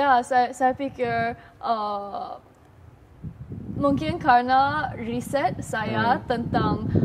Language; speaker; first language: Indonesian; non-native, learner; Chinese